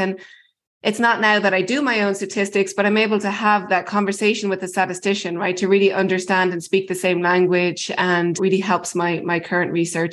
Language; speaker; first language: English; native; English